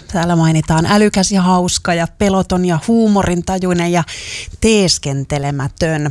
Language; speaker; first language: Finnish; native; Finnish